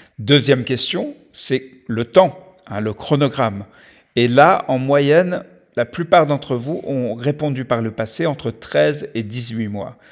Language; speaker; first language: French; native; French